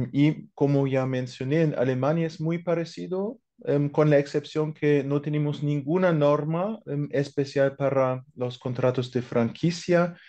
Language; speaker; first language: Spanish; non-native, fluent; German